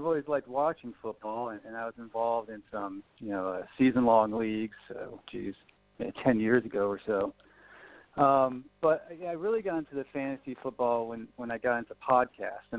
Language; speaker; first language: English; native; English